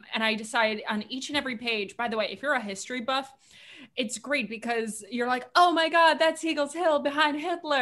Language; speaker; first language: English; native; English